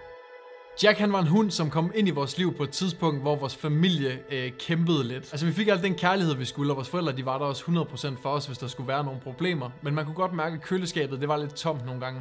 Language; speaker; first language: Danish; native; Danish